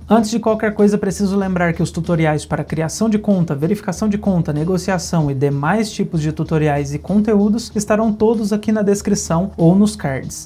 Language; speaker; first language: Portuguese; native; Portuguese